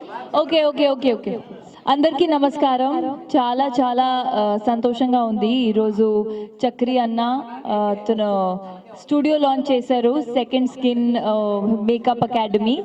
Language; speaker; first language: Telugu; non-native, fluent; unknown